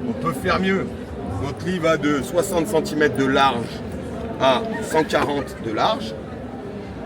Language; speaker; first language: French; native; French